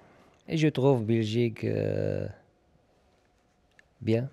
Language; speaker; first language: French; non-native, learner; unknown